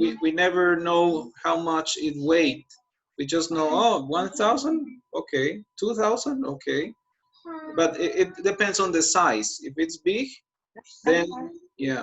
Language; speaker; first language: English; non-native, fluent; Spanish